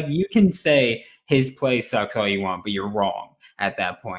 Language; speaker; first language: English; native; English